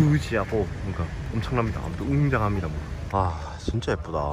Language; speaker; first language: Korean; native; Korean